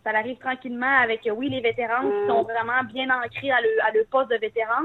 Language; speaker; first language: French; native; French